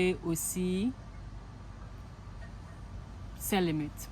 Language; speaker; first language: French; non-native, learner; Akan